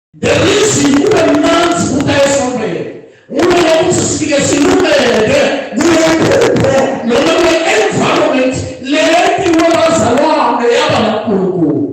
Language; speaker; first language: Zulu; non-native, local second language; Swati